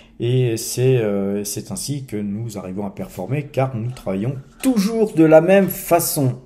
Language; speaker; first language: French; native; French